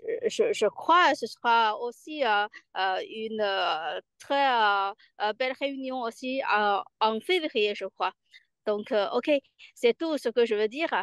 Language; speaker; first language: French; non-native, fluent; Chinese